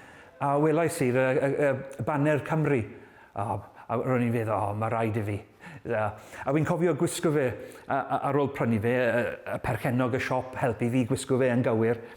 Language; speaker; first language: Welsh; non-native, learner; English